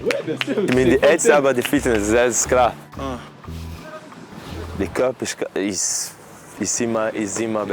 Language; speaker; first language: German; non-native, fluent; Portuguese